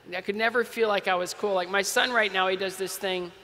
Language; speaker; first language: English; native; English